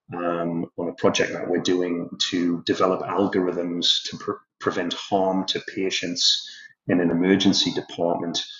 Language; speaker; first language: English; native; English